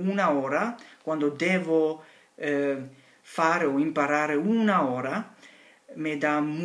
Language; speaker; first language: Italian; non-native, learner; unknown